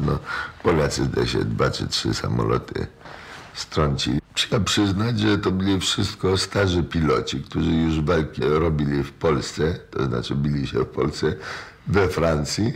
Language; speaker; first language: Polish; native; Polish